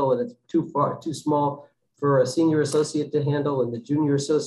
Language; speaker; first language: English; native; English